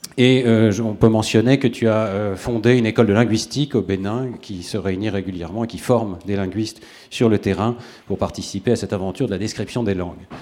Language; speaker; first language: French; native; French